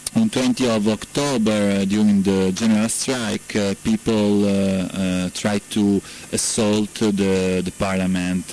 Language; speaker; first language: English; non-native, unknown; Italian